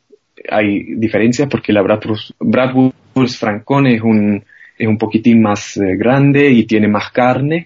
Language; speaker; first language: Spanish; non-native, fluent; German